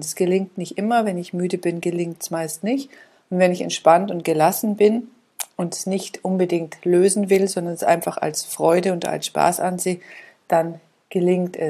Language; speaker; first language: German; native; German